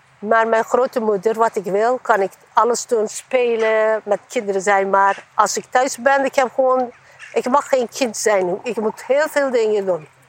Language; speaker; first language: Dutch; non-native, learner; Turkish